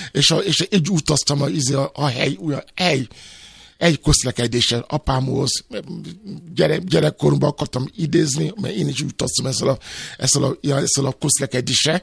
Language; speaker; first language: Hungarian; non-native, learner; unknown